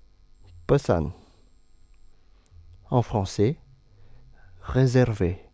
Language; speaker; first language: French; non-native, fluent; Indonesian